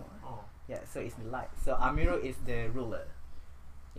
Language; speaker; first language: English; non-native, local second language; Malay